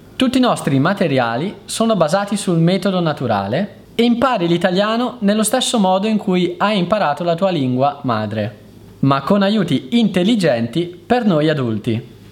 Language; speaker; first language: Italian; native; Italian